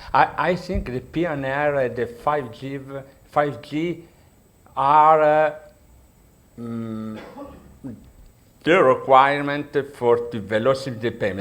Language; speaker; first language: English; non-native, learner; Italian